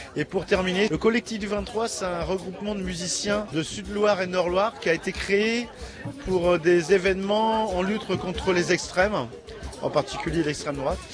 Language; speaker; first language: French; native; French